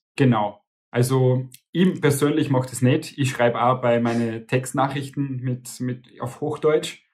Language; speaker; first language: German; native; German